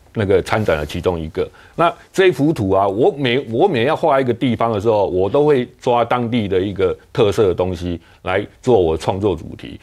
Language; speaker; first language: Chinese; native; Chinese